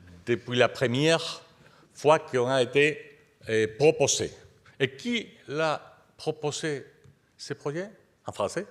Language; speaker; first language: French; non-native, fluent; Spanish